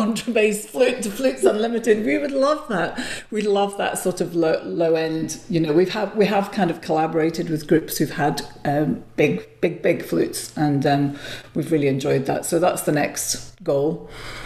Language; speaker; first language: English; native; English